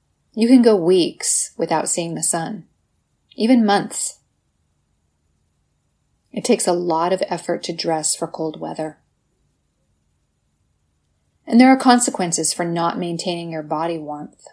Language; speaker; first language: English; native; English